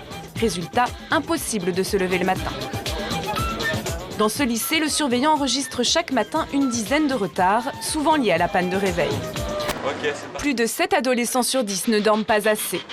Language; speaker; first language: French; native; French